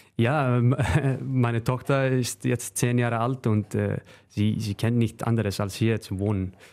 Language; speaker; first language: German; non-native, fluent; Icelandic